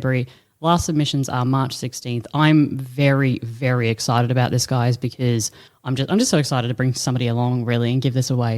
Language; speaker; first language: English; native; English